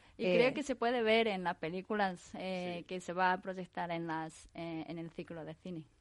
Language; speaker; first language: Spanish; non-native, fluent; Japanese